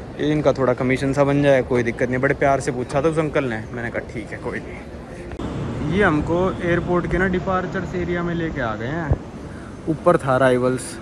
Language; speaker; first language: Hindi; native; Hindi